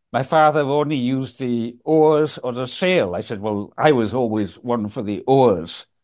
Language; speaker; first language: English; native; English